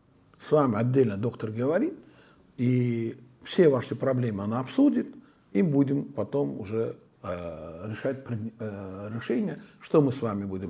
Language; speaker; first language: Russian; non-native, local second language; Uzbek